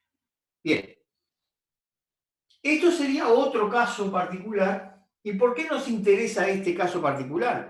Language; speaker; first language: Spanish; native; Spanish